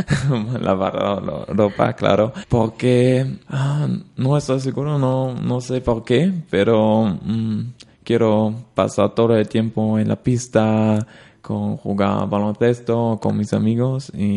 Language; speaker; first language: Spanish; non-native, learner; German